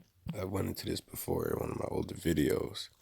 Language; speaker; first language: English; native; English